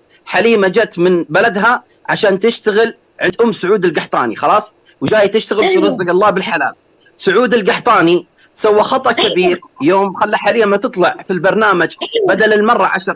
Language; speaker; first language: Arabic; native; Arabic